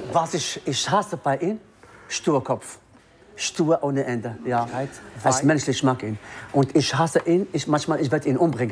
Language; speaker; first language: German; non-native, learner; Arabic